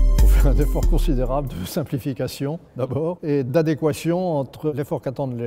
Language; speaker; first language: French; native; French